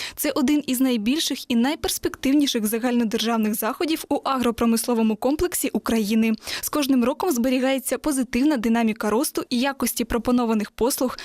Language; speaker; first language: Ukrainian; native; Ukrainian